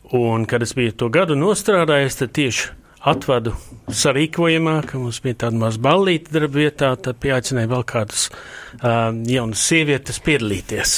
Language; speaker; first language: Latvian; early bilingual, heritage; Latvian